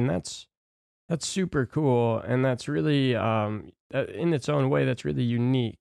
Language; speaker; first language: English; native; English